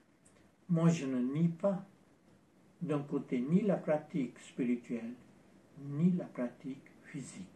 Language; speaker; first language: French; non-native, fluent; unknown